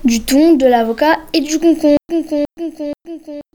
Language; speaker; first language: French; native; French